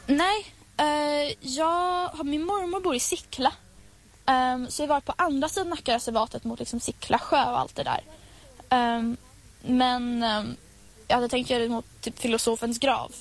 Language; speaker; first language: Swedish; native; Swedish